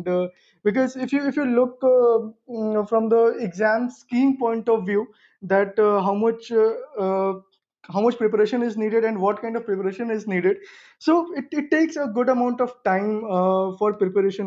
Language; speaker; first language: English; non-native, local second language; Hindi